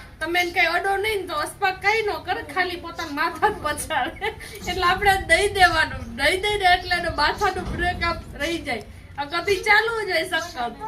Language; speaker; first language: Gujarati; non-native, local second language; Kachhi